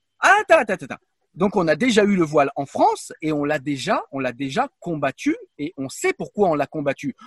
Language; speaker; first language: French; native; French